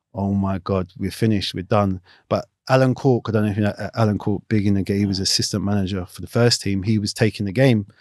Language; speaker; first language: English; native; English